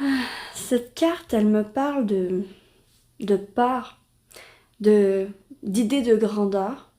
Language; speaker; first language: French; native; French